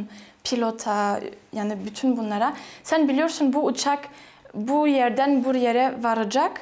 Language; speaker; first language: Turkish; non-native, fluent; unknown